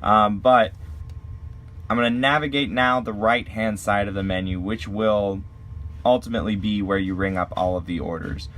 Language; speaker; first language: English; native; English